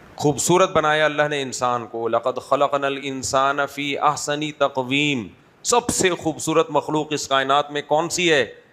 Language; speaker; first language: Urdu; native; Urdu